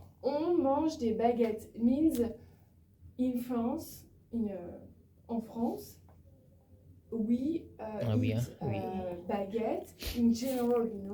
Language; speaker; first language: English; non-native, learner; French